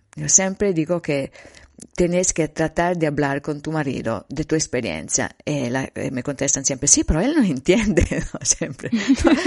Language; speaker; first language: Spanish; non-native, fluent; Italian